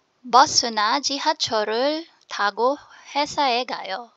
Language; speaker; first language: Korean; non-native, fluent; Filipino